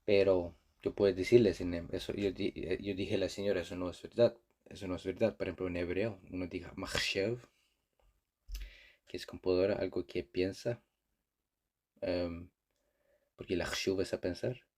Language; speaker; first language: Spanish; non-native, fluent; Icelandic